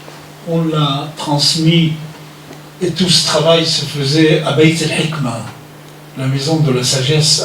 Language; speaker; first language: French; non-native, fluent; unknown